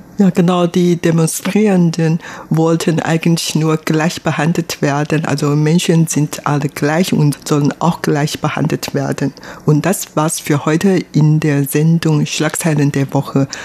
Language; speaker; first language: German; non-native, fluent; Chinese